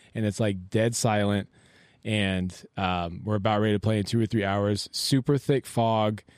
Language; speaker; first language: English; native; English